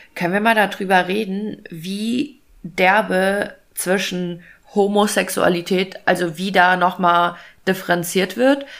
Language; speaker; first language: German; native; German